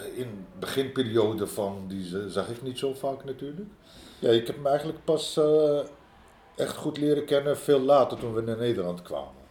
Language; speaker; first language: Dutch; early bilingual, other home language; Riffian